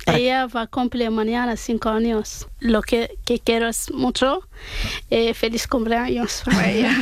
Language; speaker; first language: Spanish; non-native, learner; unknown